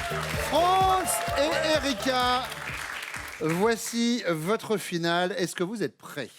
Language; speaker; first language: French; native; French